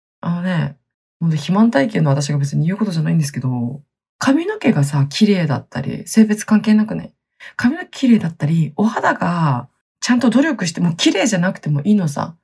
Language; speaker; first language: Japanese; native; Japanese